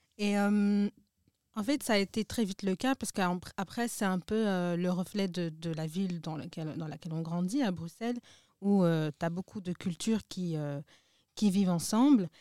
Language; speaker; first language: French; native; French